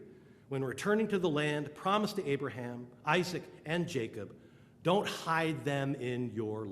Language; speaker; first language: English; native; English